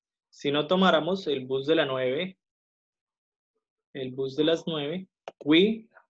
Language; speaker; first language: Spanish; native; Spanish